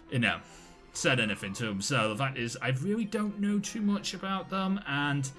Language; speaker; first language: English; native; English